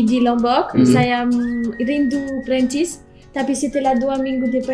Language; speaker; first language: Indonesian; non-native, learner; French